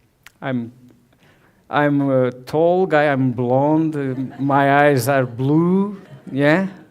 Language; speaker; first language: English; non-native, learner; Portuguese